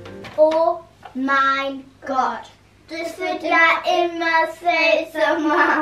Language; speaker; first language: German; native; German